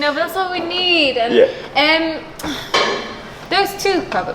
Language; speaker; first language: English; non-native, local second language; Maltese